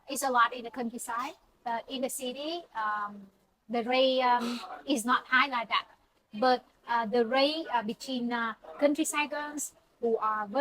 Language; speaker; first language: English; non-native, learner; Vietnamese